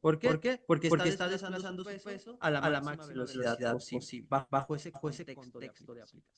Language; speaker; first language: Spanish; native; Spanish